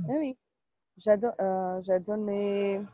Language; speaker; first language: French; non-native, learner; Portuguese